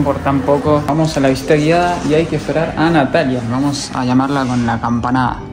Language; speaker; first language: Spanish; native; Spanish